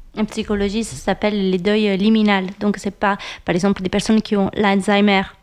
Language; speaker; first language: French; non-native, fluent; Italian